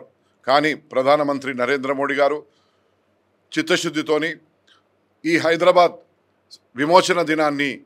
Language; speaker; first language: Telugu; native; Telugu